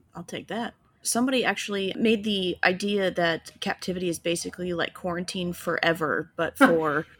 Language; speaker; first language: English; native; English